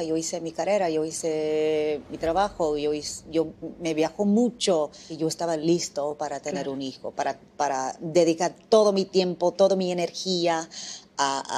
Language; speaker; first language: Spanish; non-native, fluent; English